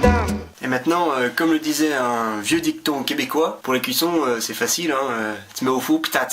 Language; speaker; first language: French; native; French